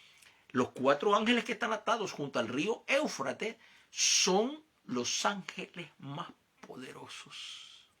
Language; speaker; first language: Spanish; native; Spanish